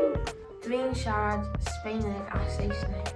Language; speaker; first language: Welsh; non-native, learner; Spanish